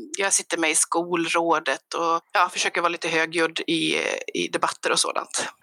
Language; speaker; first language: Swedish; native; Swedish